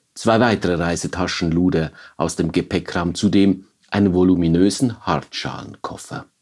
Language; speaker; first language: German; native; German